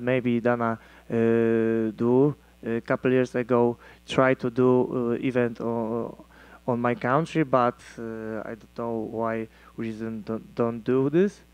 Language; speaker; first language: English; non-native, learner; Polish